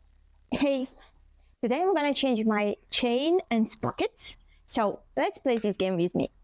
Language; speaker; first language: English; non-native, fluent; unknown